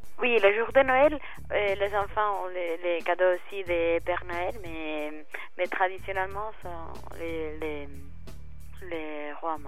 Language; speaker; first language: French; non-native, fluent; Spanish